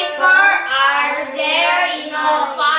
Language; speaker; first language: English; non-native, learner; Korean